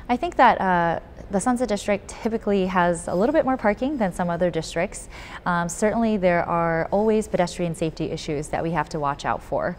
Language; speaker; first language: English; native; English